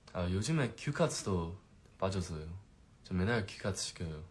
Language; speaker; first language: Korean; non-native, fluent; Chinese